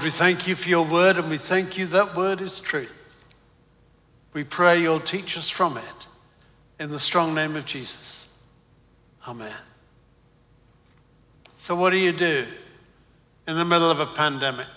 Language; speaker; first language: English; native; English